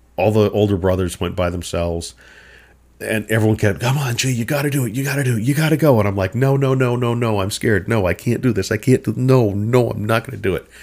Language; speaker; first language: English; native; English